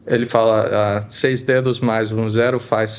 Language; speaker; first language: Portuguese; early bilingual, heritage; Portuguese